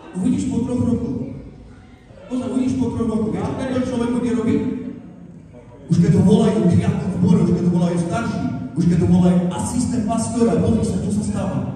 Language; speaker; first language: Slovak; non-native, local second language; Romany